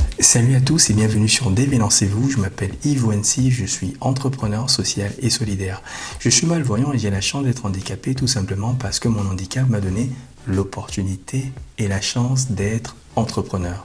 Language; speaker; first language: French; native; French